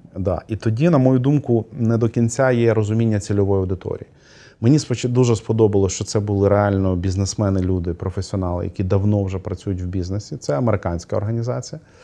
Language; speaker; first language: Ukrainian; non-native, local second language; Russian